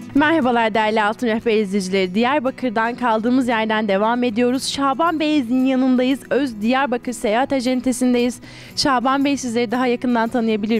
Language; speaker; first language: Turkish; native; Turkish